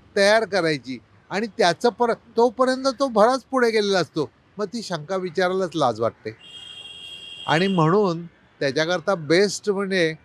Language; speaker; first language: Marathi; native; Marathi